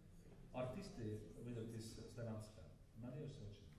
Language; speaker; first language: Russian; non-native, learner; Estonian